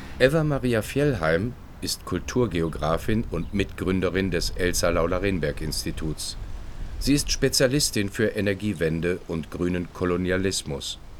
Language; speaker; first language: German; native; German